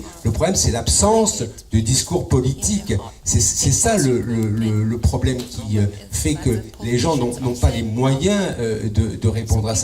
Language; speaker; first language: French; native; French